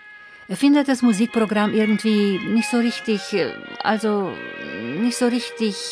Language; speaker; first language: German; native; German